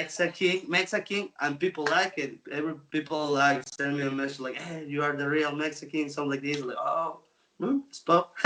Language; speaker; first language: English; non-native, local second language; Spanish